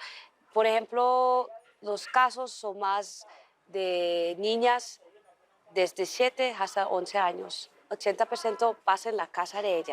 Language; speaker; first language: Spanish; early bilingual, heritage; Dutch